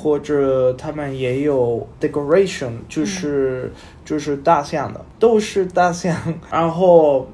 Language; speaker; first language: Chinese; non-native, learner; Spanish